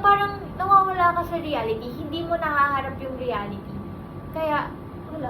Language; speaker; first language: Filipino; native; Filipino